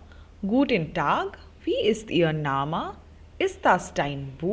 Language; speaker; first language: German; non-native, local second language; Hindi